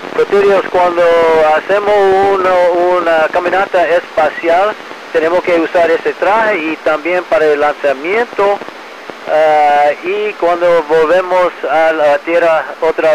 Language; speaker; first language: Spanish; early bilingual, heritage; English